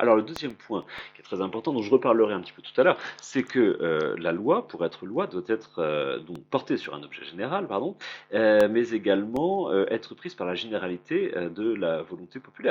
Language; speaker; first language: French; native; French